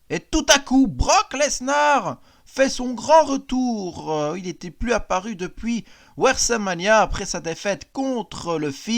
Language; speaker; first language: French; native; French